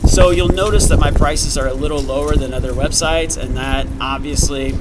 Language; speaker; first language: English; native; English